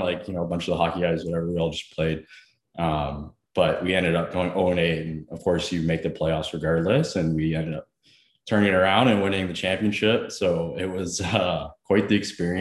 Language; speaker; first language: English; native; English